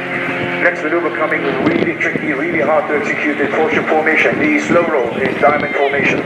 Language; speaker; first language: English; non-native, fluent; Arabic